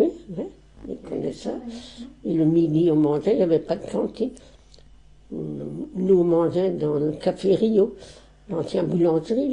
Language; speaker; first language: French; non-native, local second language; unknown